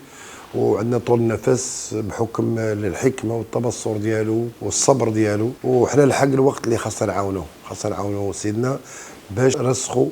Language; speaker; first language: Arabic; native; Arabic